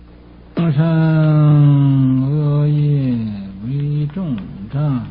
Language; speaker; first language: Chinese; native; Chinese